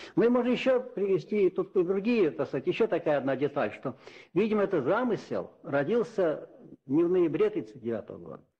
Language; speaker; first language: Russian; non-native, local second language; Finnish